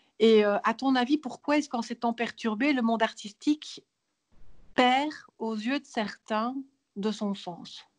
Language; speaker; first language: French; native; French